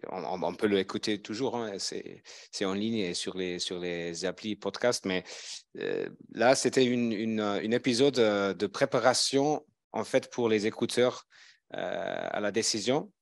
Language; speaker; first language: French; non-native, fluent; German